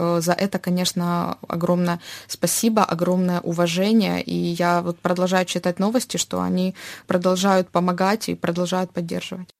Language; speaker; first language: Russian; native; Russian